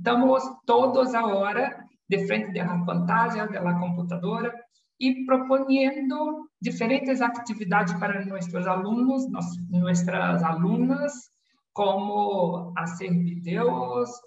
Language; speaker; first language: Spanish; non-native, learner; Portuguese